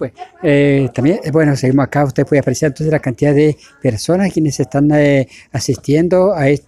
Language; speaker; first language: Spanish; native; Spanish